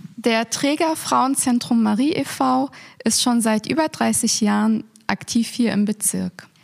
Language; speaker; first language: German; native; German